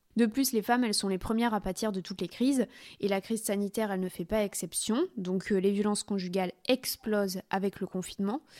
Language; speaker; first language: French; native; French